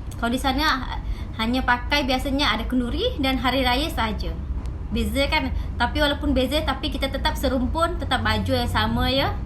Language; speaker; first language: Malay; native; Malay